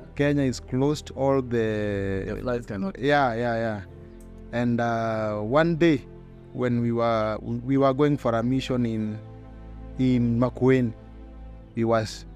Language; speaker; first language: English; non-native, local second language; Luyia